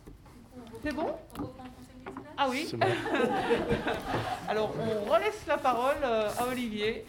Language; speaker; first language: French; native; French